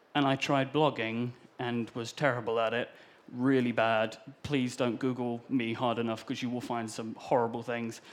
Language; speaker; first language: English; native; English